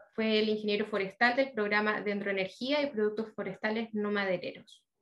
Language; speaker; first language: Spanish; native; Spanish